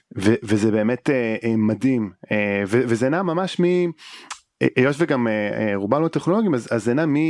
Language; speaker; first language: Hebrew; native; Hebrew